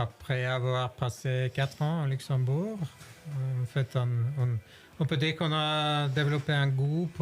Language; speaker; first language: French; non-native, fluent; Norwegian